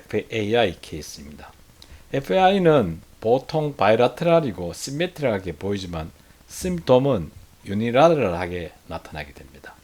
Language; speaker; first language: Korean; native; Korean